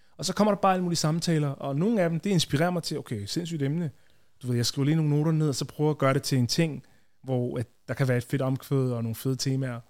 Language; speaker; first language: Danish; early bilingual, other home language; Ganda